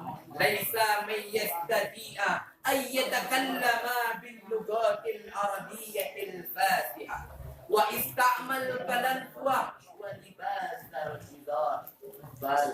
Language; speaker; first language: Arabic; non-native, learner; Indonesian